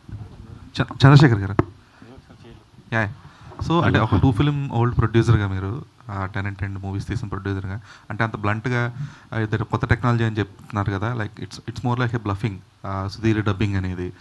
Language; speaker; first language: Telugu; native; Telugu